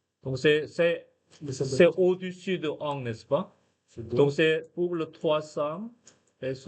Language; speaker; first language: French; non-native, fluent; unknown